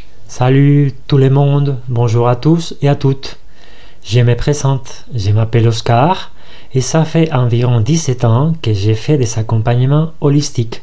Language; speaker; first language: French; non-native, fluent; Spanish